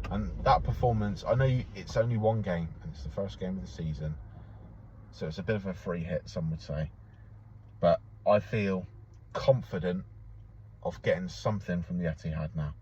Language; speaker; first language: English; native; English